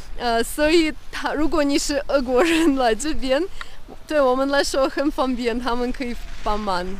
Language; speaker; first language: Chinese; non-native, fluent; Russian